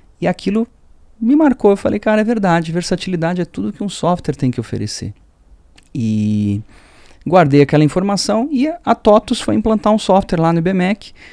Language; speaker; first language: Portuguese; early bilingual, other home language; French